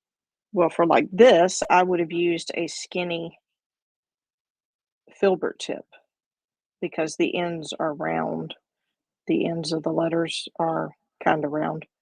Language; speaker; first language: English; native; English